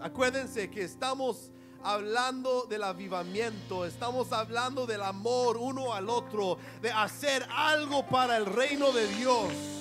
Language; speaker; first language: Spanish; early bilingual, heritage; Spanish